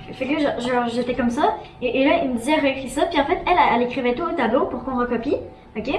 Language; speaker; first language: French; native; French